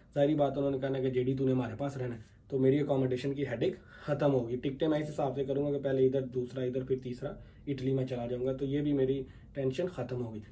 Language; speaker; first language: Urdu; native; Urdu